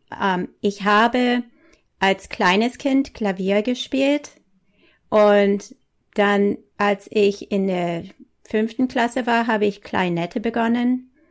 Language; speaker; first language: German; non-native, fluent; English